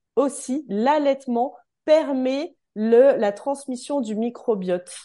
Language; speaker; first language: French; native; French